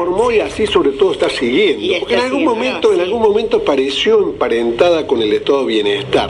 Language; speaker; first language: Spanish; native; Spanish